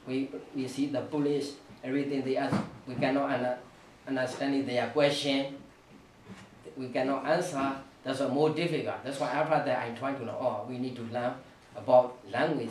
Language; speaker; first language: English; non-native, learner; Burmese